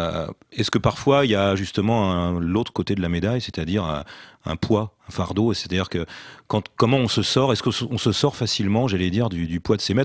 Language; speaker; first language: French; native; French